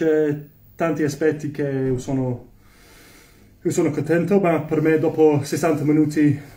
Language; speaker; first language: Italian; non-native, fluent; Spanish